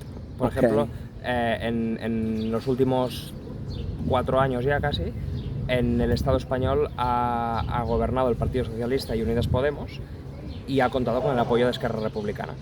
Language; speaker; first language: Spanish; non-native, local second language; Catalan